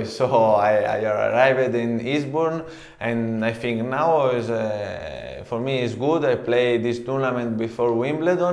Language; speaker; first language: English; non-native, learner; Italian